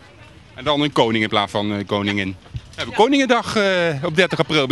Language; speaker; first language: Dutch; native; Dutch